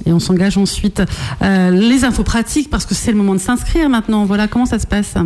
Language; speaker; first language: French; native; French